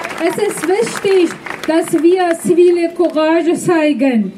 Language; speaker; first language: German; non-native, fluent; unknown